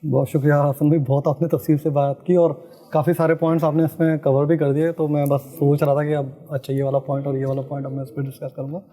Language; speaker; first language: Urdu; native; Urdu